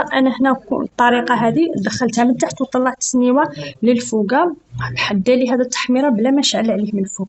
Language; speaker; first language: Arabic; native; Arabic